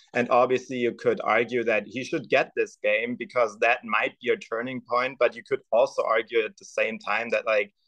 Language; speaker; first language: English; non-native, fluent; German